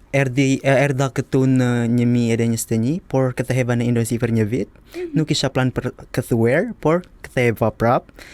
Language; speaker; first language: Albanian; non-native, learner; Indonesian